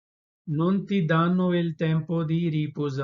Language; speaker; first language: Italian; non-native, fluent; Urdu